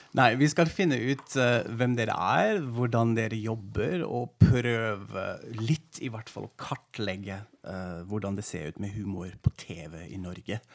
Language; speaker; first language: Norwegian; non-native, fluent; German